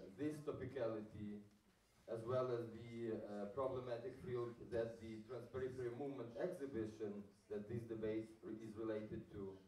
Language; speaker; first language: English; non-native, fluent; Ukrainian